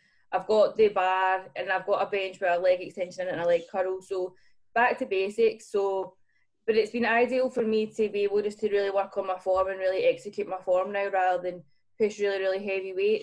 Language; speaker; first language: English; native; English